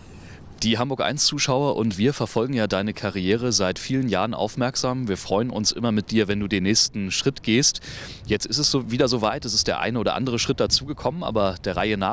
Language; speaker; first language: German; native; German